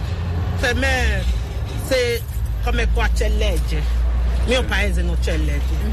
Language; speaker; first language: Italian; non-native, learner; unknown